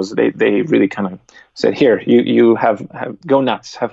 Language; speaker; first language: English; non-native, fluent; Spanish